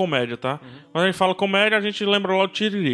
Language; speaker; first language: Portuguese; native; Portuguese